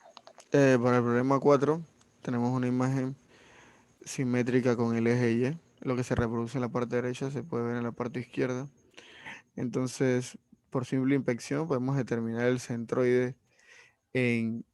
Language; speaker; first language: Spanish; native; Spanish